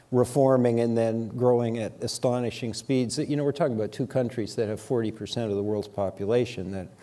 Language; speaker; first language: English; native; English